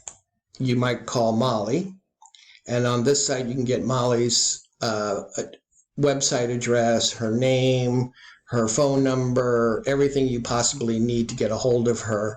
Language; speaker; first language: English; native; English